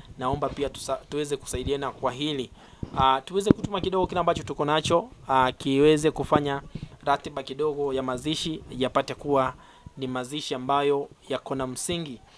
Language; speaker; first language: Swahili; non-native, local second language; Gusii